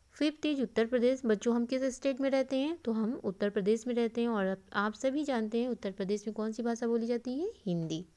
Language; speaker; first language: Hindi; native; Hindi